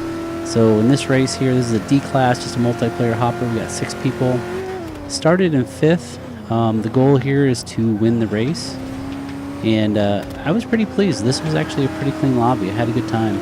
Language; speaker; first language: English; native; English